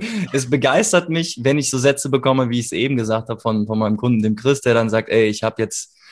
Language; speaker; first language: German; native; German